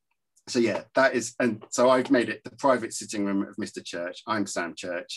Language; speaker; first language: English; native; English